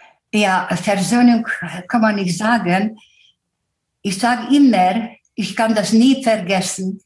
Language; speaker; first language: German; non-native, fluent; Hungarian